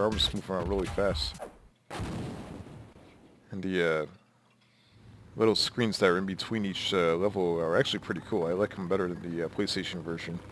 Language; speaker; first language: English; native; English